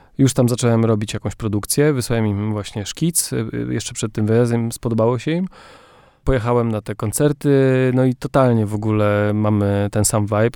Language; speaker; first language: Polish; native; Polish